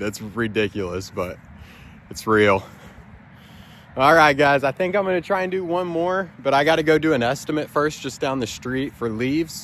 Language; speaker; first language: English; native; English